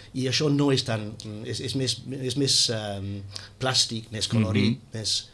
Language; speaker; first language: Catalan; non-native, fluent; English